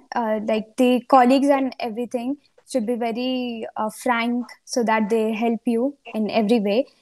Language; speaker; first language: English; non-native, local second language; Hindi